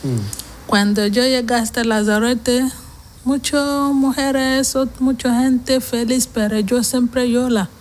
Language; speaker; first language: Spanish; non-native, learner; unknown